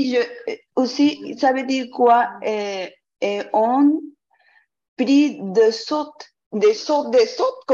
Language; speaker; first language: French; non-native, learner; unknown